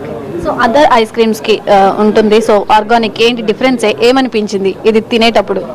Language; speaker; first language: Telugu; native; Telugu